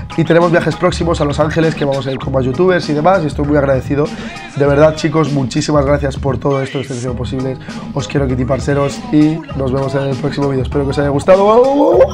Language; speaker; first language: Spanish; early bilingual, other home language; Arabic